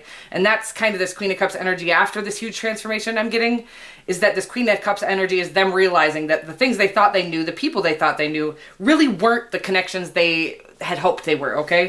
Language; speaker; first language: English; native; English